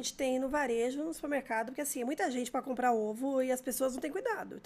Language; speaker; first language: Portuguese; native; Portuguese